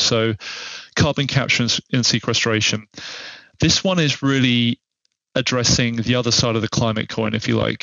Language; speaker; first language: English; native; English